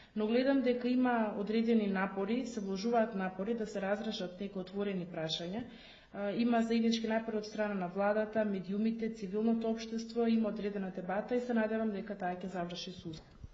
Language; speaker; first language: Macedonian; non-native, fluent; English